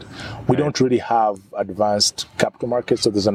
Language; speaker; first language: English; non-native, local second language; Ganda